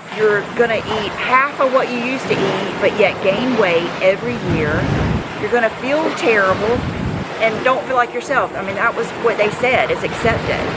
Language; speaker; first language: English; native; English